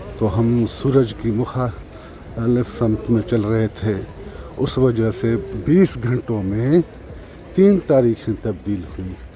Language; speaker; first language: Urdu; non-native, local second language; Sindhi